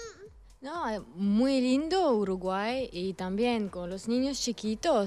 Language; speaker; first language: Spanish; non-native, learner; Russian